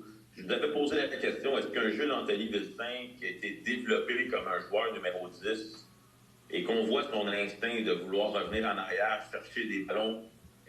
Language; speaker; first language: French; native; French